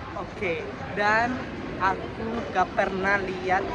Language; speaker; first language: Indonesian; non-native, fluent; Spanish